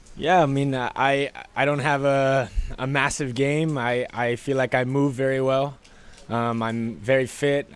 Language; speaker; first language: English; native; English